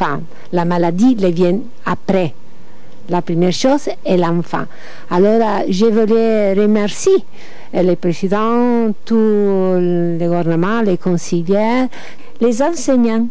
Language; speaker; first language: French; non-native, learner; Italian